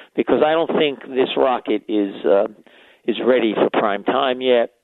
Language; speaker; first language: English; native; English